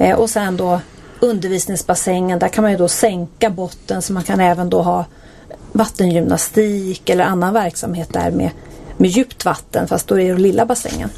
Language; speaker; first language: Swedish; native; Swedish